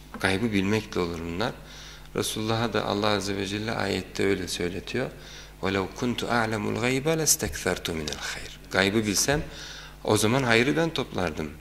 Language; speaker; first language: Turkish; native; Turkish